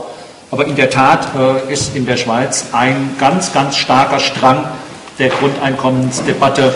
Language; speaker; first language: German; native; German